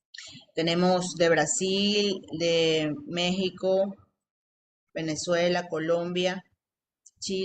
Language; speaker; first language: Spanish; native; Spanish